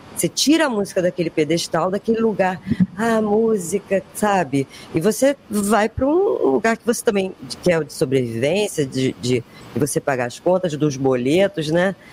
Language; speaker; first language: Portuguese; native; Portuguese